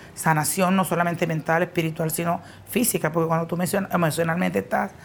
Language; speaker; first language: Spanish; native; Spanish